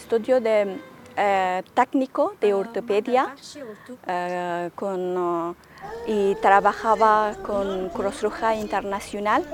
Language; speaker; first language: Spanish; non-native, learner; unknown